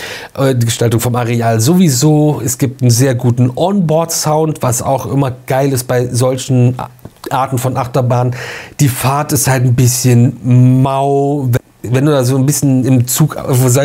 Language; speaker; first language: German; native; German